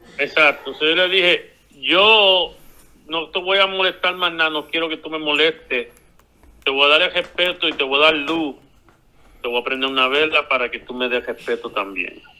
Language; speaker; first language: Spanish; early bilingual, heritage; Spanish